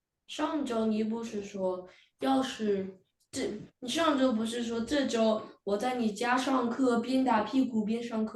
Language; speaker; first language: Chinese; early bilingual, other home language; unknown